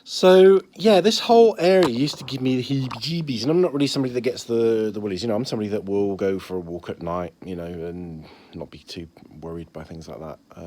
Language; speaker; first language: English; native; English